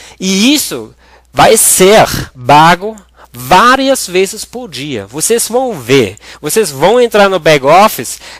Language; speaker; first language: Portuguese; non-native, fluent; German